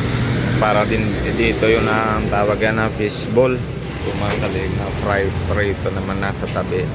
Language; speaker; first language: Filipino; non-native, local second language; Bikol